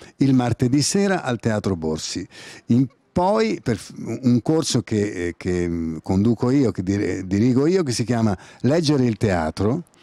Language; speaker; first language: Italian; native; Italian